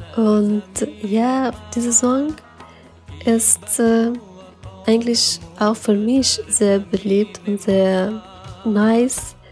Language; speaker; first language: German; non-native, fluent; Persian